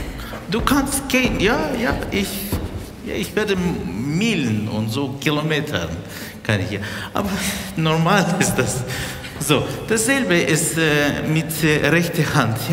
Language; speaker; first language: German; non-native, fluent; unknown